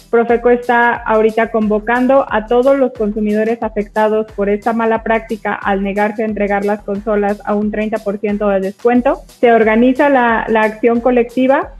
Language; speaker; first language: Spanish; native; Spanish